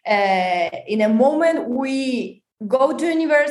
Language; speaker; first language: English; non-native, fluent; Spanish